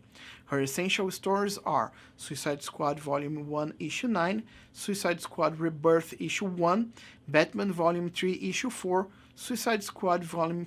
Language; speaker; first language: English; non-native, fluent; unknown